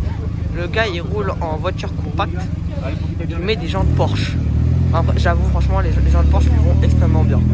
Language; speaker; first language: French; native; French